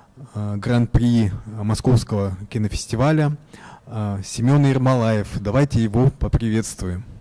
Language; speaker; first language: Russian; native; Russian